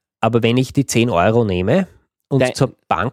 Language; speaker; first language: German; native; German